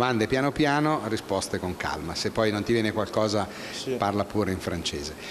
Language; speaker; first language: Italian; native; Italian